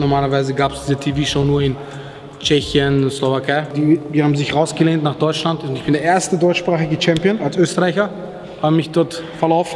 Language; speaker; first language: German; native; German